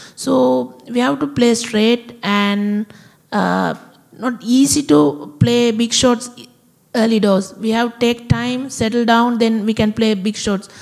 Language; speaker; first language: English; non-native, local second language; Sinhala